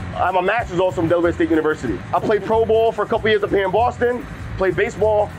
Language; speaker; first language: English; native; English